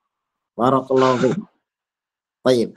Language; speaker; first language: Arabic; non-native, fluent; Indonesian